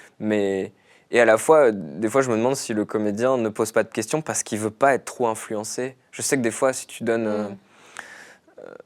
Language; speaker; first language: French; native; French